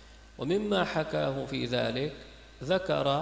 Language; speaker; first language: Arabic; native; Arabic